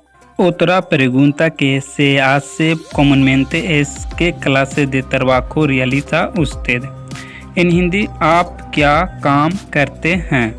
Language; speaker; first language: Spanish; non-native, learner; Hindi